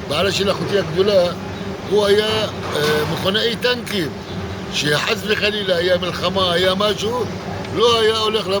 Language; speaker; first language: Hebrew; non-native, local second language; Arabic